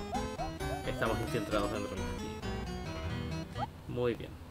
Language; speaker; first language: Spanish; native; Spanish